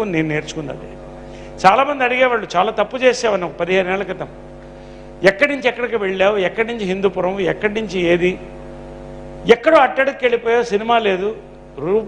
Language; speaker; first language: Telugu; native; Telugu